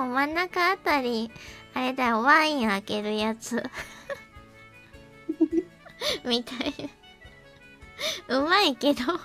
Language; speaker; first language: Japanese; native; Japanese